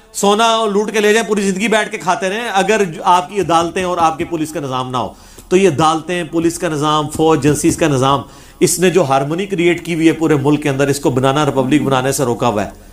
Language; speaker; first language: Urdu; non-native, local second language; Punjabi